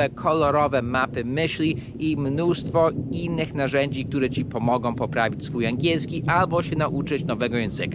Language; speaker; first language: Polish; non-native, fluent; English